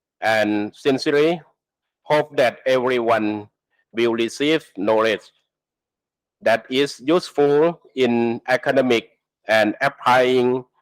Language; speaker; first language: English; non-native, learner; Thai